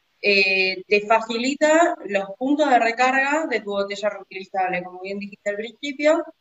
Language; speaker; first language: Spanish; native; Spanish